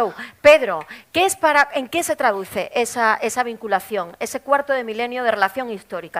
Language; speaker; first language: Spanish; native; Spanish